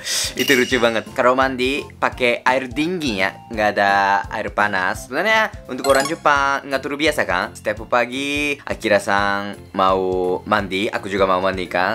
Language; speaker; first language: Indonesian; non-native, fluent; Japanese